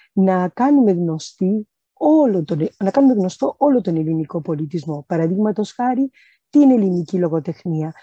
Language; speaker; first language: Greek; early bilingual, other home language; Spanish